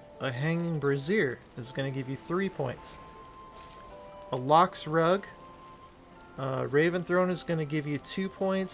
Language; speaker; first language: English; native; English